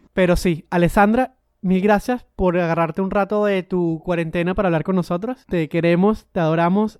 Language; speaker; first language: Spanish; native; Spanish